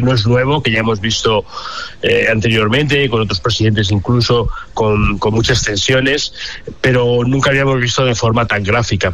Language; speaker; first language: Spanish; native; Spanish